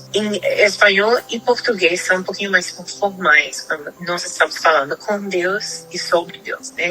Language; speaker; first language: Portuguese; non-native, fluent; Spanish